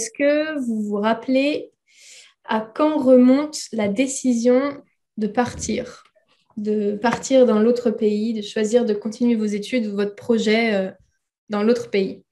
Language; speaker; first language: French; native; French